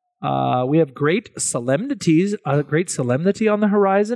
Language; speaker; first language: English; native; English